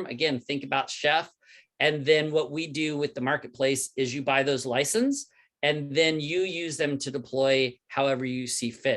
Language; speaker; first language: English; native; English